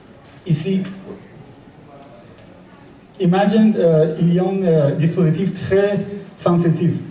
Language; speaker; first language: French; non-native, learner; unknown